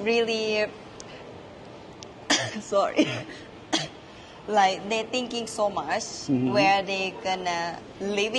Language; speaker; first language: English; non-native, learner; Thai